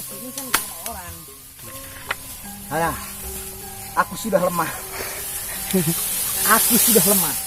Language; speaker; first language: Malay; non-native, local second language; Sundanese